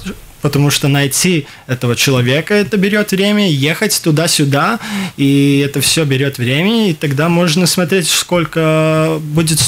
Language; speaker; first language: Russian; non-native, local second language; Latvian